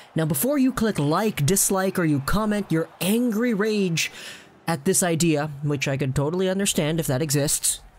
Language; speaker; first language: English; native; English